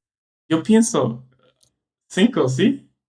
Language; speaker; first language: Spanish; non-native, learner; English